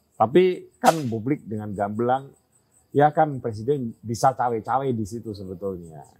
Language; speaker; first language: Indonesian; native; Indonesian